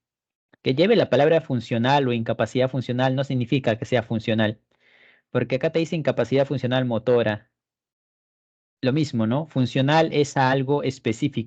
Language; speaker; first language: Spanish; native; Spanish